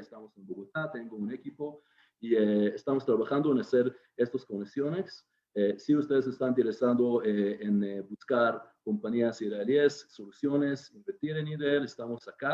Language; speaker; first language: Spanish; non-native, fluent; Hebrew